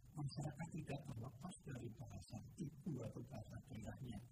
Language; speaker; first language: Indonesian; non-native, local second language; Javanese